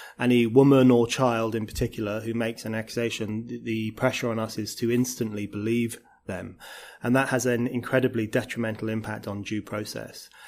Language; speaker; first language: English; native; English